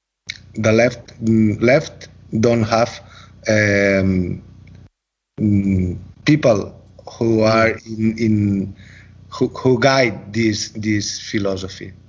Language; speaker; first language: English; non-native, learner; Catalan